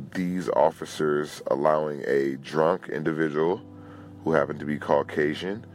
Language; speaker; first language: English; native; English